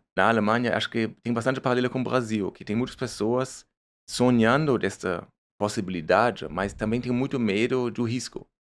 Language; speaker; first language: Portuguese; non-native, fluent; German